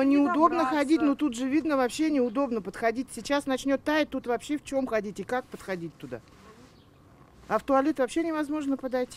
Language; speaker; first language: Russian; native; Russian